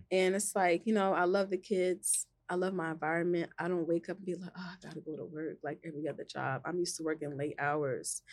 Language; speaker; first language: English; native; English